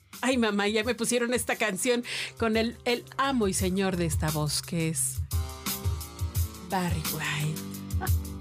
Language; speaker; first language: Spanish; native; Spanish